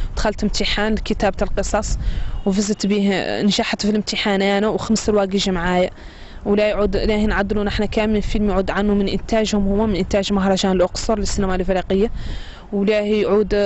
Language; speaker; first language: Arabic; native; Arabic